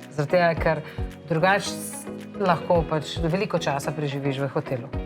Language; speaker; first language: Slovenian; native; Slovenian